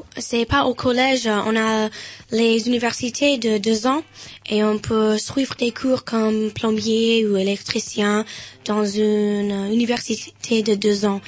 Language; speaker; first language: French; non-native, fluent; English